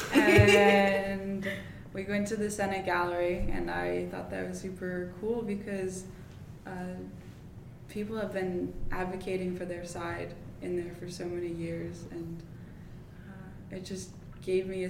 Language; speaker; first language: English; native; English